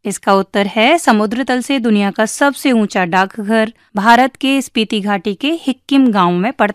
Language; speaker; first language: Hindi; native; Hindi